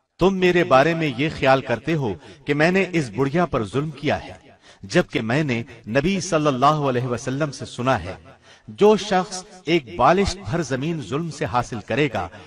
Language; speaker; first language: Urdu; native; Urdu